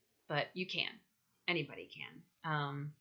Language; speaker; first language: English; native; English